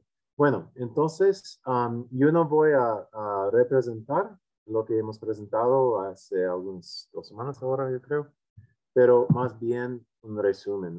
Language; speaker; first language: Spanish; non-native, fluent; English